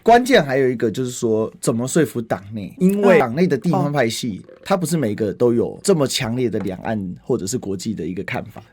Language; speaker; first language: Chinese; native; Chinese